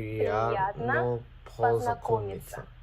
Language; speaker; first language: Russian; non-native, learner; English